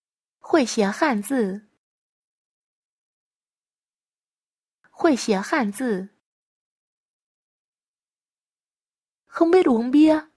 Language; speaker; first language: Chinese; non-native, fluent; Vietnamese